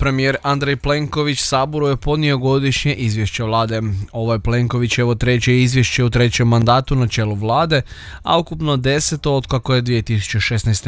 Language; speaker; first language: Croatian; native; Croatian